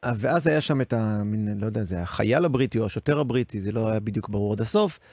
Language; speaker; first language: Hebrew; native; Hebrew